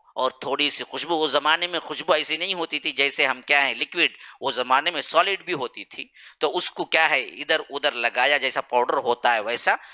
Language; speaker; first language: Urdu; native; Urdu